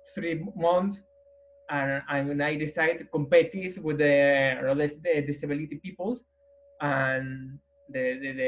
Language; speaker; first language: English; non-native, learner; Spanish